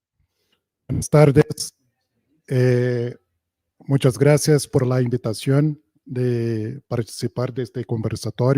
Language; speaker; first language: Spanish; non-native, fluent; Portuguese